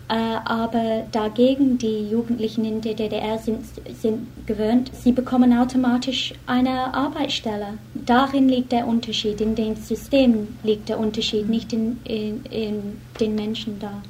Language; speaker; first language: German; non-native, fluent; English